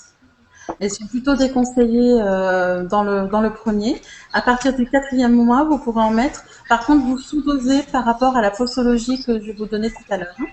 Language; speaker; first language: French; native; French